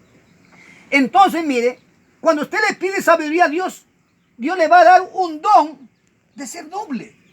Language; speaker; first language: Spanish; native; Spanish